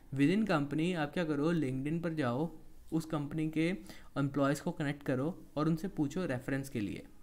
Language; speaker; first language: Hindi; native; Hindi